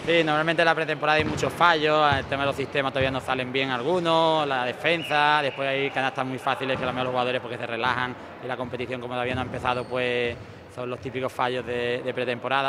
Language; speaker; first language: Spanish; native; Spanish